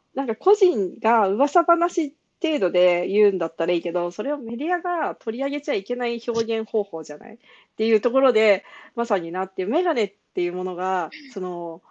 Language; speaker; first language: Japanese; native; Japanese